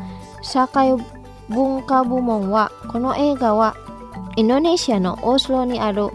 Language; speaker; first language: Japanese; non-native, fluent; Indonesian